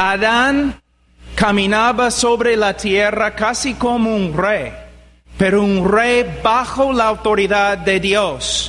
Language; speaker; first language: Spanish; non-native, fluent; English